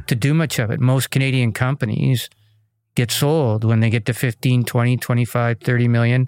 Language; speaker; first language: English; native; English